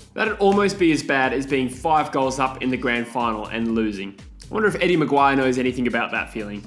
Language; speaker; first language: English; native; English